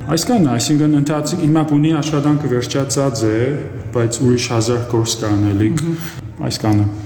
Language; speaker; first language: Armenian; early bilingual, heritage; Armenian